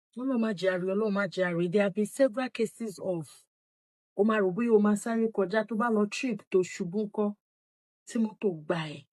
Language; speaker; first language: English; non-native, local second language; Yoruba